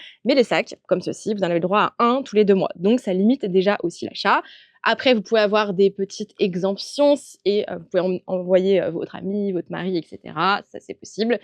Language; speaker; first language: French; native; French